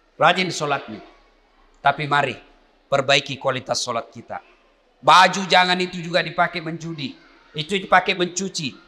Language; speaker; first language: Indonesian; non-native, local second language; Buginese